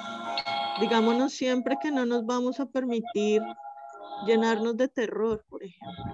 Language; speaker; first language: Spanish; native; Spanish